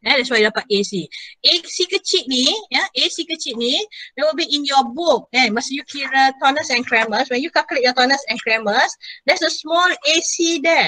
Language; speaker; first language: English; non-native, local second language; Malay